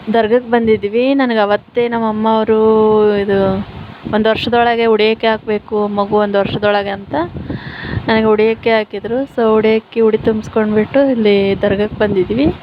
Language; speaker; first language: Kannada; native; Kannada